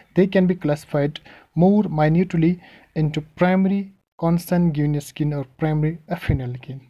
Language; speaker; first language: English; non-native, local second language; Kashmiri